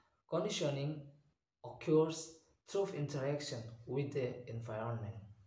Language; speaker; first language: English; non-native, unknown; Indonesian